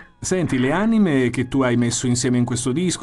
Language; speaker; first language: Italian; native; Italian